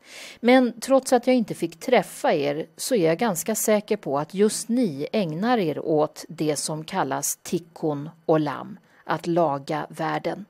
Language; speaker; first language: Swedish; native; Swedish